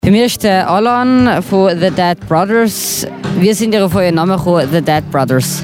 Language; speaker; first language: German; native; German